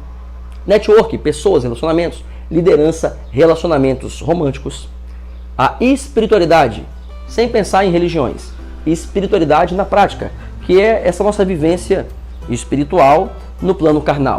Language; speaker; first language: Portuguese; native; Portuguese